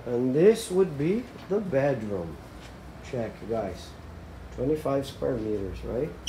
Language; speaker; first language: English; non-native, fluent; Portuguese